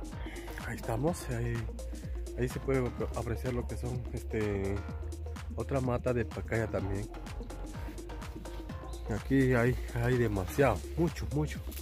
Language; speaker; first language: Spanish; native; Spanish